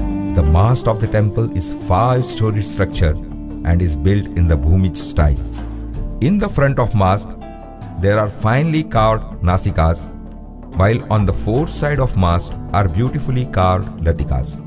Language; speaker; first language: English; non-native, local second language; Marathi